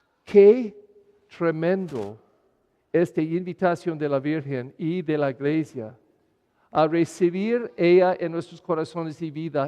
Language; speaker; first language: Spanish; non-native, fluent; English